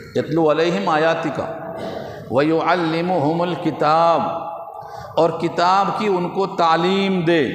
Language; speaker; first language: Urdu; native; Urdu